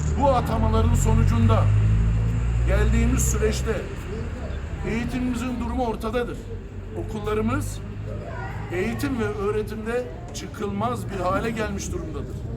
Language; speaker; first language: Turkish; early bilingual, heritage; Turkish